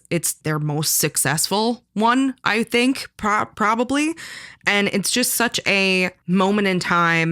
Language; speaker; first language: English; native; English